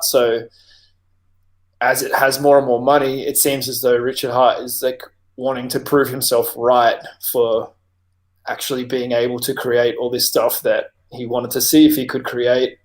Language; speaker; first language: English; native; English